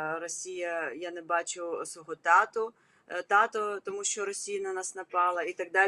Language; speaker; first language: Ukrainian; non-native, local second language; Russian